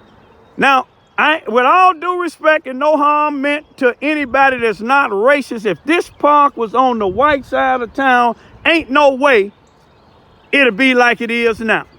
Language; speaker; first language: English; native; English